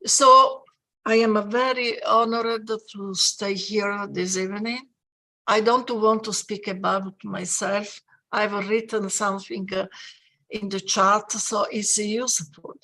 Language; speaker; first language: English; non-native, fluent; Italian